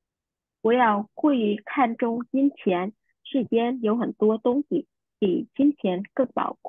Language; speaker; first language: Chinese; non-native, learner; Vietnamese